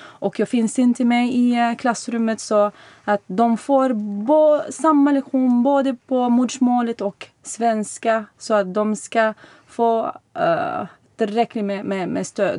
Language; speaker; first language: Swedish; non-native, fluent; Arabic